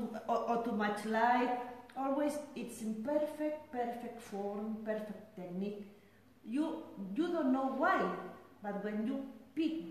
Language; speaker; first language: English; non-native, learner; Spanish